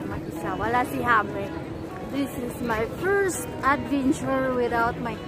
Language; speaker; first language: English; non-native, learner; Filipino